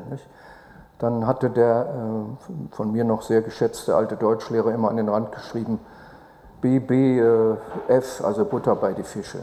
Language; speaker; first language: German; native; German